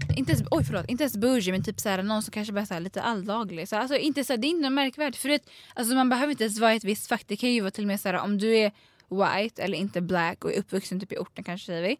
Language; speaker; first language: Swedish; early bilingual, other home language; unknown